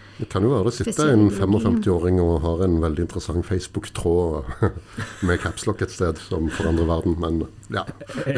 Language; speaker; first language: Norwegian; native; Norwegian